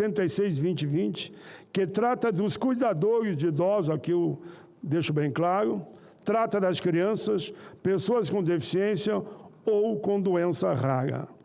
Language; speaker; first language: Portuguese; native; Portuguese